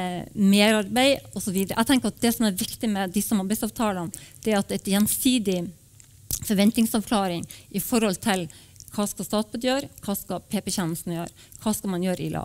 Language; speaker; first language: Norwegian; native; Norwegian